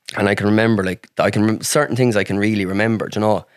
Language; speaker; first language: English; native; English